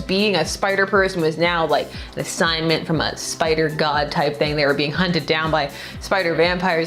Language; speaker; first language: English; native; English